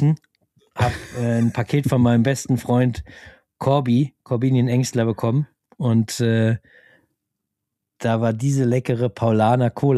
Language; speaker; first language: German; native; German